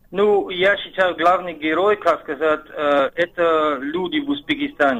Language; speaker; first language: Russian; non-native, fluent; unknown